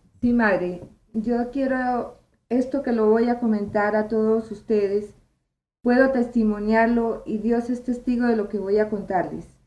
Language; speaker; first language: Spanish; native; Spanish